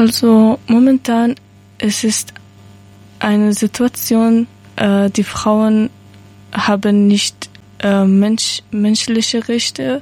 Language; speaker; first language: German; non-native, learner; Persian